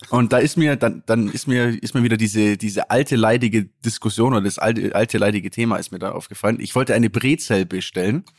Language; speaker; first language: German; native; German